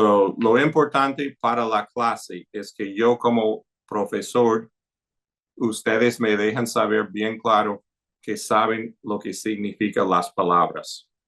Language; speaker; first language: Spanish; non-native, fluent; English